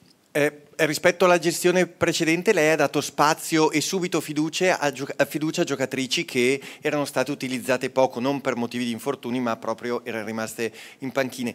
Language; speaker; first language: Italian; native; Italian